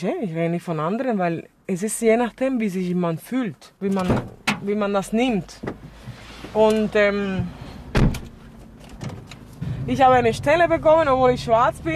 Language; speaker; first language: German; non-native, fluent; Spanish